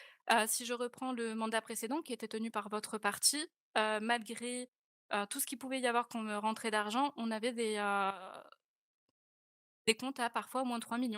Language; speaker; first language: French; native; French